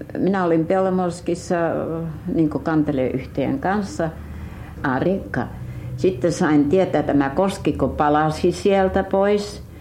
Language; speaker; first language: Finnish; early bilingual, heritage; Finnish